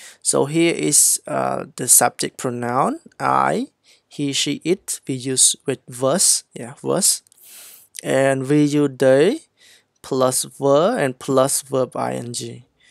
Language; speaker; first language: English; non-native, fluent; Khmer